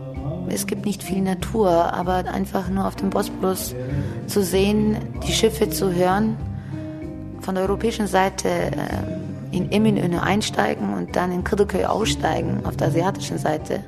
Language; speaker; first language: German; early bilingual, other home language; Turkish